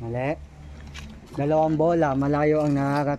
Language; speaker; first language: Filipino; native; Filipino